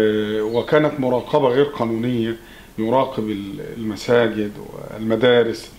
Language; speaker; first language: Arabic; native; Arabic